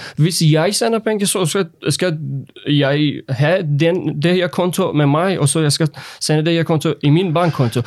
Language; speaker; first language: Danish; non-native, learner; Persian